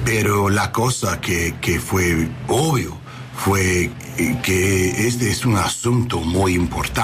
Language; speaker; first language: Spanish; non-native, learner; English